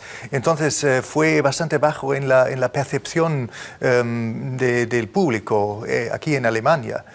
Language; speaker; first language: Spanish; non-native, fluent; German